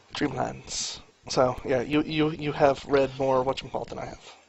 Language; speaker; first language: English; native; English